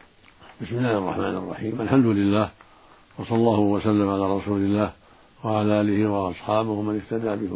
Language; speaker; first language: Arabic; native; Arabic